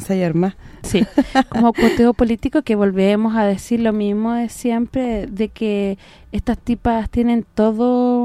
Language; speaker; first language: Spanish; native; Spanish